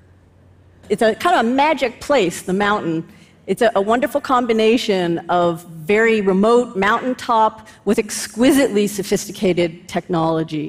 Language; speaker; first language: English; native; English